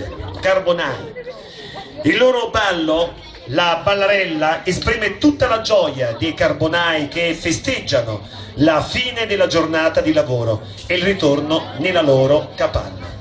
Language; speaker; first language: Italian; native; Italian